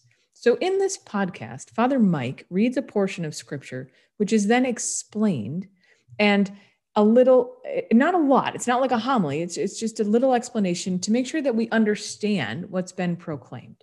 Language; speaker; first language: English; native; English